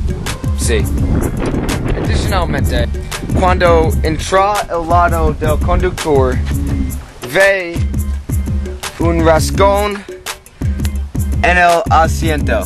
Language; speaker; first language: Spanish; non-native, learner; English